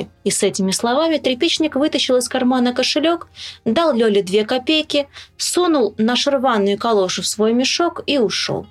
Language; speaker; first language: Russian; native; Russian